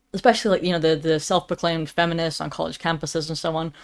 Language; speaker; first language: English; native; English